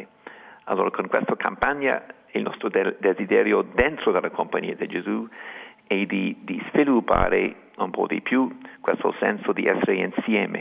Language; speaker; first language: Italian; non-native, fluent; English